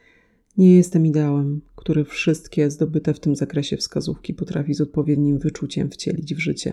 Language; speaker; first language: Polish; native; Polish